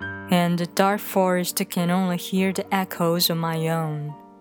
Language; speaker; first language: English; non-native, fluent; Chinese